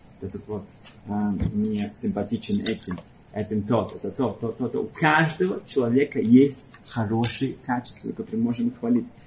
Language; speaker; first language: Russian; early bilingual, heritage; Russian